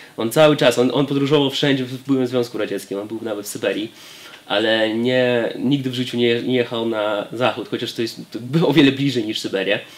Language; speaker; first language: Polish; non-native, fluent; Russian